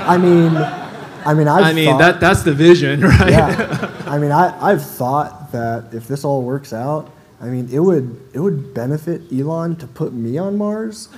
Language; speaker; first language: English; native; English